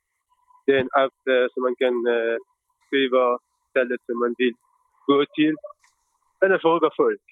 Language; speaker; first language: Swedish; non-native, fluent; Persian